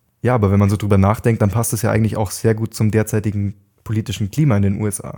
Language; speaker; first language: German; native; German